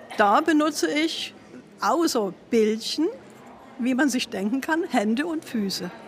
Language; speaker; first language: German; native; German